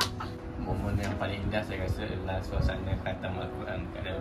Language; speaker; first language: Malay; native; Malay